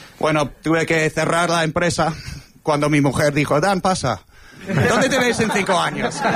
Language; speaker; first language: Spanish; non-native, fluent; English